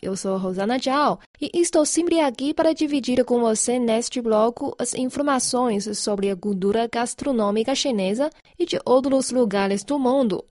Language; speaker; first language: Portuguese; non-native, fluent; Chinese